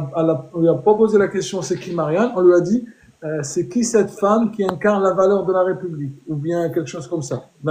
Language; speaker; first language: French; native; French